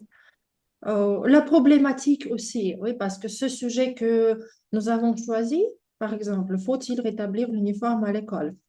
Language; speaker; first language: French; non-native, fluent; Russian